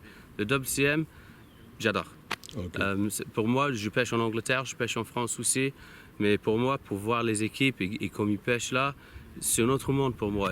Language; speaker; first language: French; non-native, learner; English